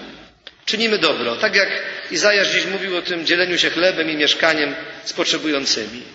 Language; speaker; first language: Polish; native; Polish